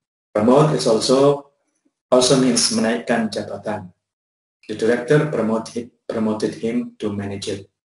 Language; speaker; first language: English; non-native, fluent; Indonesian